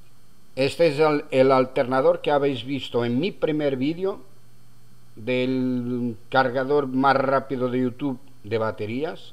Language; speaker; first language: Spanish; non-native, fluent; Portuguese